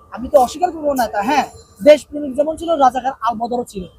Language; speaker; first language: Bangla; non-native, local second language; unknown